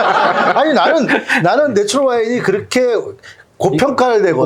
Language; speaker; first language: Korean; native; Korean